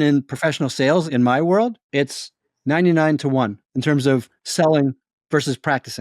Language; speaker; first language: English; native; English